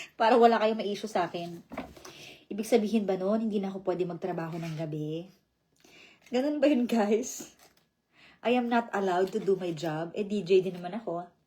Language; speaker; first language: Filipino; native; Filipino